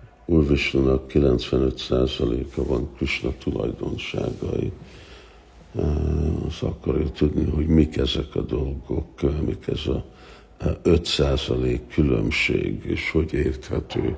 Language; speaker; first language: Hungarian; early bilingual, heritage; Hungarian